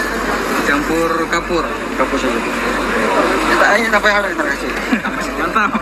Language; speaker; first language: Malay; non-native, learner; Bangla